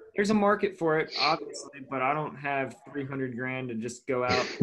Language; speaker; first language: English; native; English